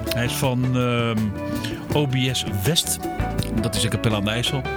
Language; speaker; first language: Dutch; native; Dutch